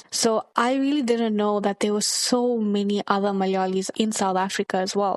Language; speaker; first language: English; early bilingual, other home language; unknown